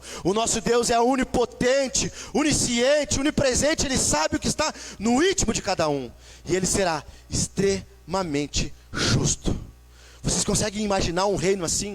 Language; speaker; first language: Portuguese; native; Portuguese